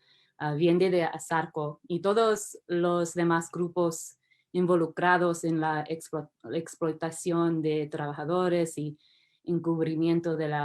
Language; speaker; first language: Spanish; early bilingual, heritage; English